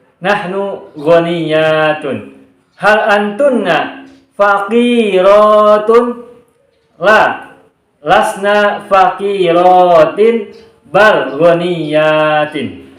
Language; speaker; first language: Arabic; non-native, fluent; Indonesian